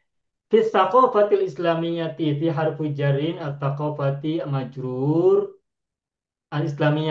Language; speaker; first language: Arabic; non-native, fluent; Indonesian